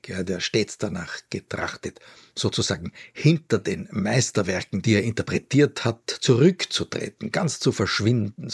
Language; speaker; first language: German; native; German